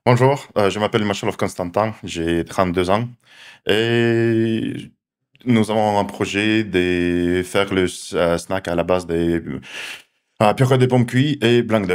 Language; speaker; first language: French; non-native, fluent; Russian